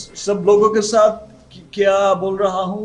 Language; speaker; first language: Hindi; non-native, learner; Bangla